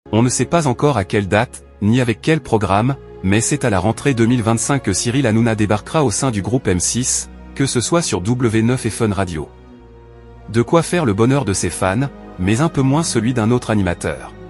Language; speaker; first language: French; native; French